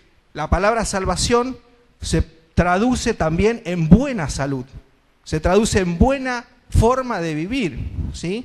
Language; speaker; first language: Spanish; native; Spanish